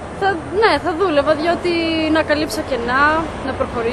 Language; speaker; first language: Greek; early bilingual, other home language; Albanian